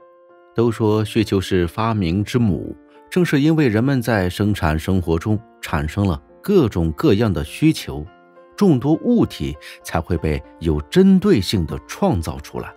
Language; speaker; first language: Chinese; native; Chinese